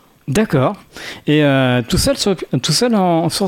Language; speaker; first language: French; native; French